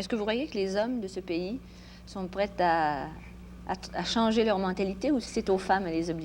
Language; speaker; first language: French; native; French